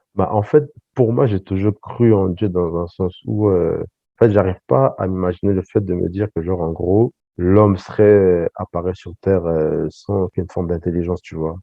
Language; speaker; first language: French; early bilingual, other home language; Sango